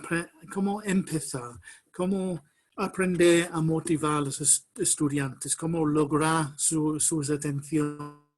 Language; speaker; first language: Spanish; non-native, fluent; English